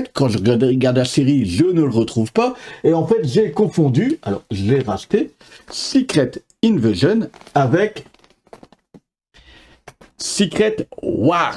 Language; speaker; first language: French; native; French